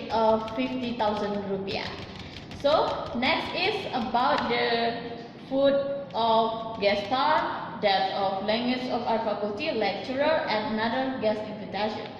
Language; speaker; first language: English; non-native, learner; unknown